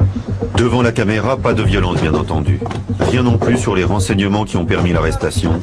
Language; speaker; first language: French; native; French